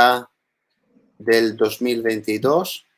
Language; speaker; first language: Spanish; non-native, learner; Italian